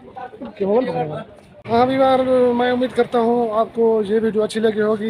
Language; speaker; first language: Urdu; non-native, local second language; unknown